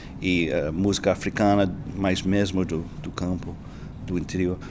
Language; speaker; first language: Spanish; non-native, learner; English